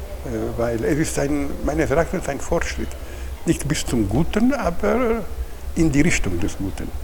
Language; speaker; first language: German; non-native, fluent; Italian